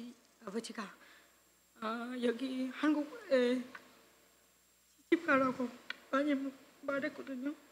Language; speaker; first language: Korean; non-native, learner; Vietnamese